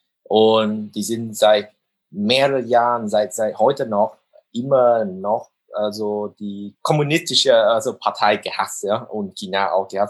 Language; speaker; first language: German; non-native, fluent; Vietnamese